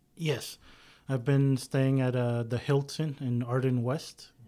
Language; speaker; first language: English; native; English